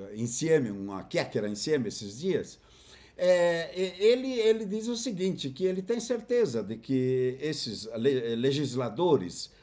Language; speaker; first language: Portuguese; native; Portuguese